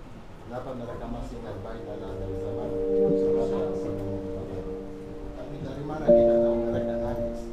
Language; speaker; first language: Indonesian; non-native, fluent; Hebrew